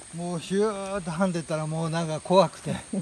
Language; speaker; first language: Japanese; native; Japanese